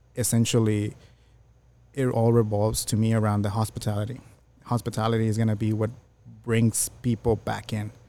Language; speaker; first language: English; early bilingual, other home language; Spanish